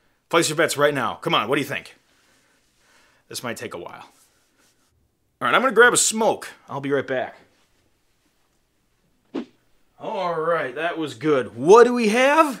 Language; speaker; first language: English; native; English